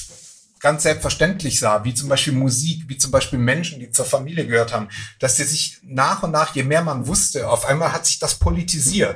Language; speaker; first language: German; native; German